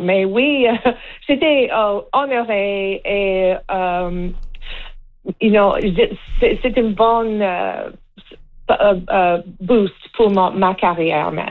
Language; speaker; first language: French; non-native, local second language; English